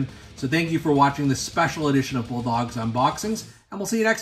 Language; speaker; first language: English; native; English